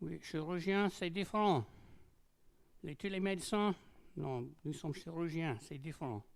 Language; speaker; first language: French; non-native, learner; English